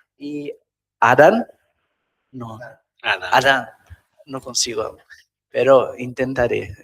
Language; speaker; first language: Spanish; non-native, fluent; Portuguese